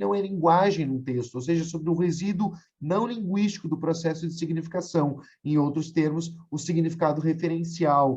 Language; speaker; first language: Portuguese; native; Portuguese